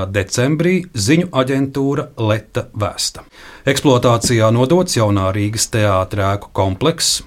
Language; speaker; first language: Latvian; native; Latvian